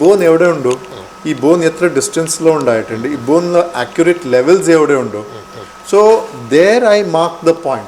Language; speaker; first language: Malayalam; non-native, local second language; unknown